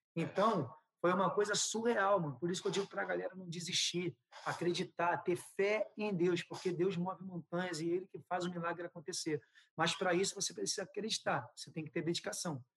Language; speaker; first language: Portuguese; native; Portuguese